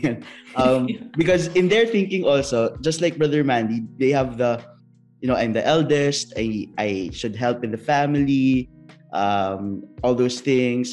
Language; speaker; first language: English; non-native, local second language; Filipino